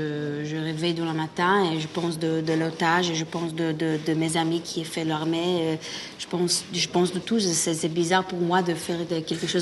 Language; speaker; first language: French; non-native, learner; Hebrew